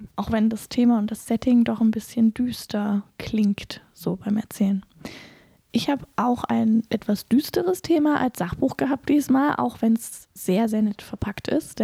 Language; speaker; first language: German; native; German